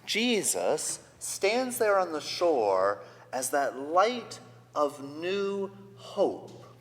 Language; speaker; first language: English; native; English